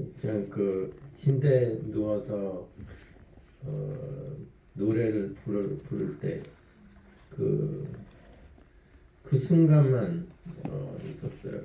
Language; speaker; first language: Korean; early bilingual, heritage; French